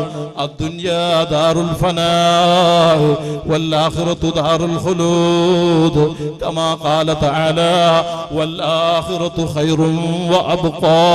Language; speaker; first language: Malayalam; native; Malayalam